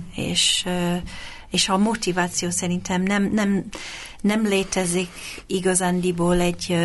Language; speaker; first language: Hungarian; non-native, fluent; English